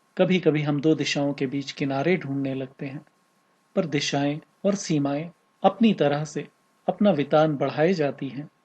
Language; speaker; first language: Hindi; native; Hindi